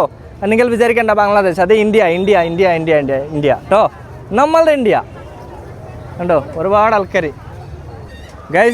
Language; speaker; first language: Malayalam; non-native, learner; Bangla